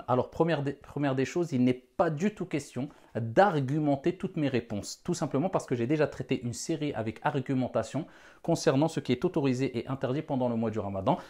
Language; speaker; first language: French; non-native, local second language; Wolof